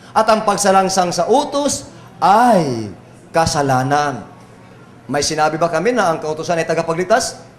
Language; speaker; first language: Filipino; native; Filipino